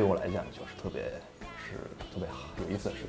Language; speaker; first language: Chinese; non-native, learner; Japanese